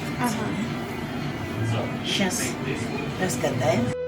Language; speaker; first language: Russian; non-native, learner; Georgian